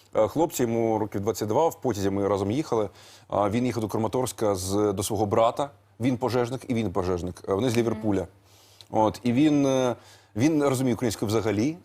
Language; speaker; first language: Ukrainian; native; Ukrainian